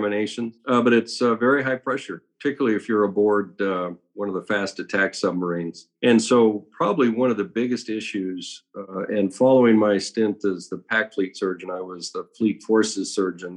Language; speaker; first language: English; native; English